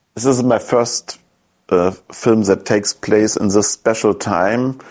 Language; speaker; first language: English; non-native, fluent; German